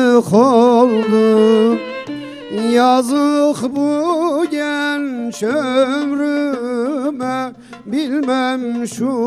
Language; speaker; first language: Turkish; native; Turkish